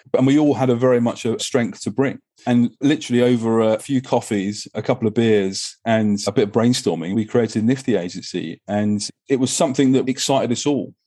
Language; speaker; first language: English; native; English